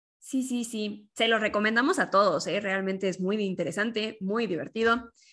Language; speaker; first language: Spanish; native; Spanish